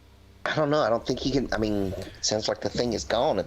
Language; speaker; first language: English; native; English